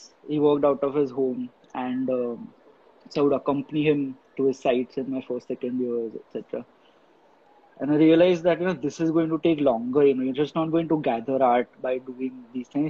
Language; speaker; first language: English; non-native, local second language; Gujarati